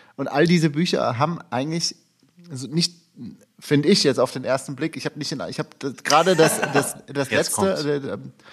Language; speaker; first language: German; native; German